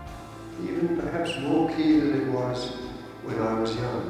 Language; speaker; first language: English; native; English